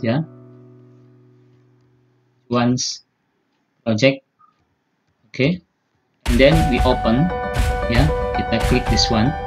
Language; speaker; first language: English; non-native, learner; Indonesian